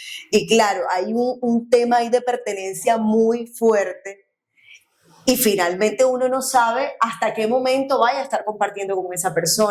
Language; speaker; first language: Spanish; native; Spanish